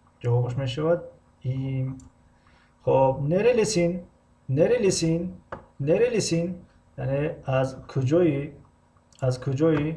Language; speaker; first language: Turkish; non-native, fluent; Tajik